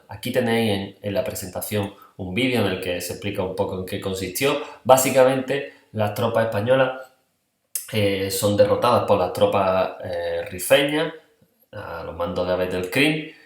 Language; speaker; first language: Spanish; native; Spanish